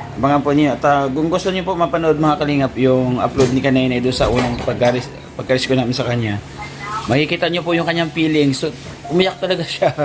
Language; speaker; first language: Filipino; non-native, local second language; Waray